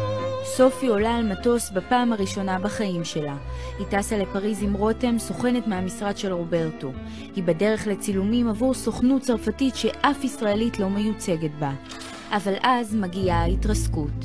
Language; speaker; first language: Hebrew; native; Hebrew